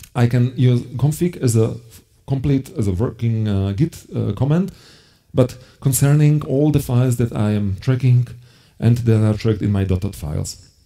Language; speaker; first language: English; non-native, fluent; Slovak